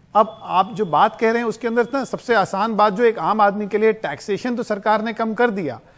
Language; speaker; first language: Hindi; native; Hindi